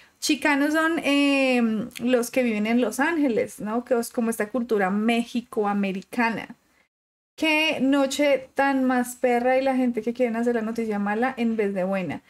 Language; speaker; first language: Spanish; native; Spanish